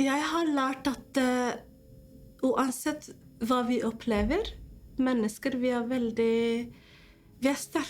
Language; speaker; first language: Norwegian; non-native, fluent; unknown